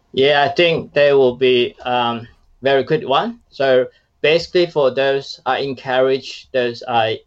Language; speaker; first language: English; non-native, fluent; Chinese